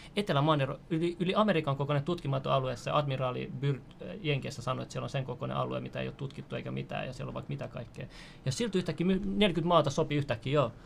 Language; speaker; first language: Finnish; native; Finnish